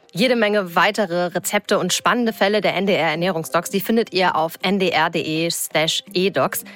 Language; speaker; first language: German; native; German